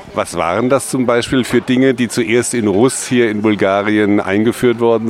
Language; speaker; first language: German; native; German